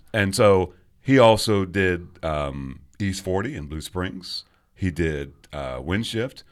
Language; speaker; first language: English; native; English